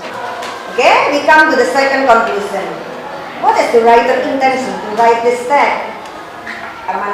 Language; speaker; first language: English; non-native, fluent; Indonesian